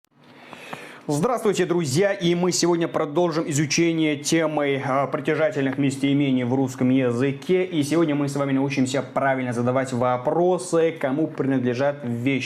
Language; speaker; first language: Russian; non-native, fluent; Tajik